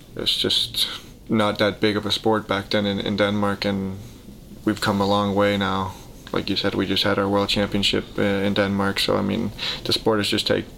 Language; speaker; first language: English; early bilingual, heritage; Danish